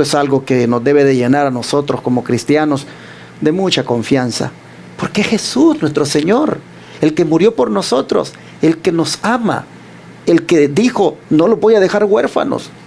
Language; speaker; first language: Spanish; native; Spanish